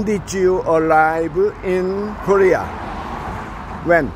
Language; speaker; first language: English; non-native, learner; Korean